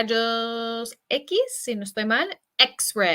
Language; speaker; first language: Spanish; non-native, fluent; English